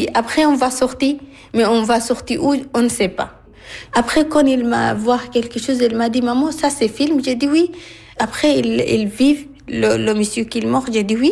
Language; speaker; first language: French; non-native, learner; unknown